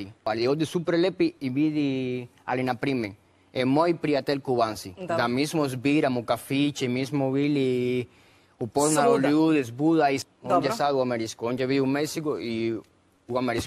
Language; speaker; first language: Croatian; non-native, learner; Spanish